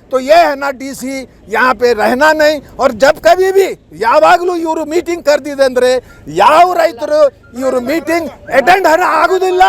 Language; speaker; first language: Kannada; non-native, local second language; Urdu